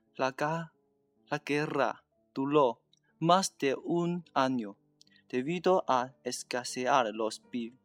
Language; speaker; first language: Spanish; non-native, learner; Chinese